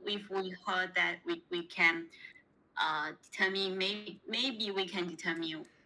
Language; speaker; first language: English; non-native, learner; Chinese